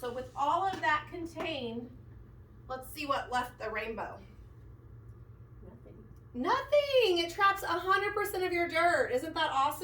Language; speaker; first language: English; native; English